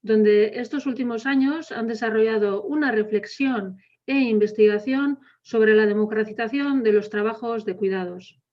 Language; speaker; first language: Spanish; native; Spanish